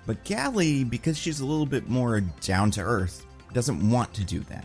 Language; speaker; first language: English; native; English